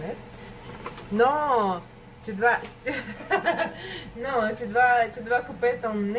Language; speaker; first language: French; non-native, learner; Russian